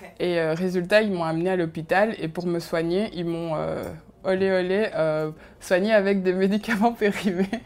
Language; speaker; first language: French; early bilingual, other home language; Kinyarwanda